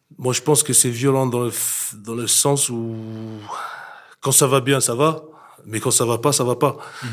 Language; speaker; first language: French; non-native, fluent; English